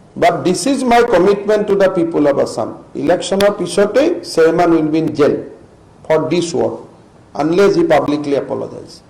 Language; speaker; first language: English; non-native, local second language; Assamese